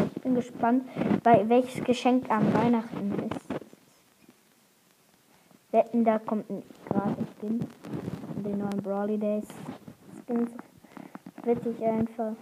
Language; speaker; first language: German; native; German